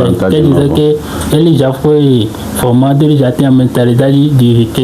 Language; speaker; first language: Portuguese; non-native, fluent; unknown